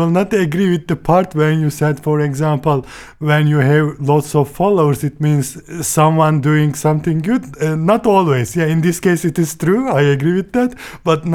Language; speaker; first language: English; non-native, fluent; Turkish